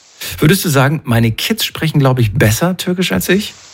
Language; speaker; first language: German; native; German